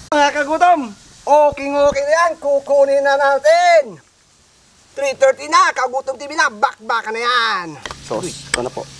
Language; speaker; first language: Filipino; non-native, local second language; Kinaray-a